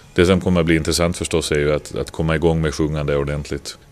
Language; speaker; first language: Swedish; native; Swedish